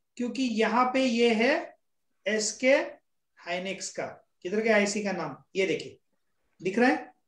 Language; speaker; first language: Hindi; non-native, local second language; Marathi